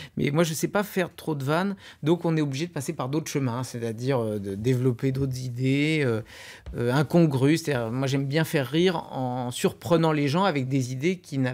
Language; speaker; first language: French; native; French